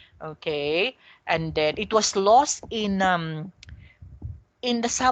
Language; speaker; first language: English; non-native, local second language; Filipino